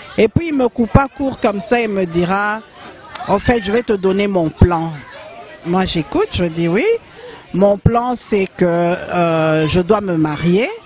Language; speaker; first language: French; non-native, local second language; Lingala